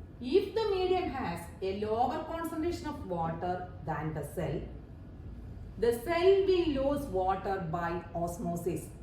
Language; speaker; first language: English; non-native, local second language; Malayalam